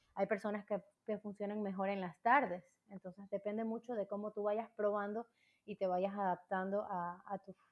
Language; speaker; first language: Spanish; native; Spanish